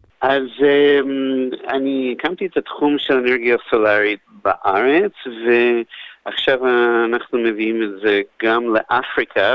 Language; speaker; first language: Hebrew; non-native, fluent; English